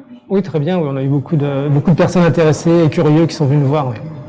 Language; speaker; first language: French; native; French